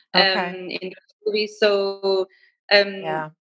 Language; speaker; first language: English; non-native, fluent; Danish